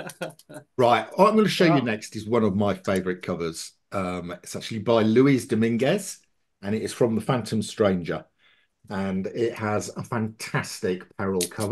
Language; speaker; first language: English; native; English